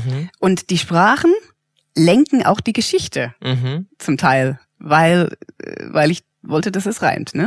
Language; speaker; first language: German; non-native, fluent; English